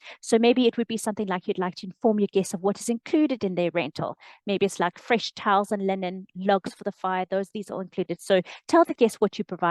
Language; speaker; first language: English; native; English